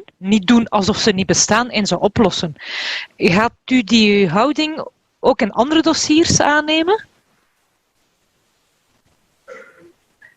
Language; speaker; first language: Dutch; native; Dutch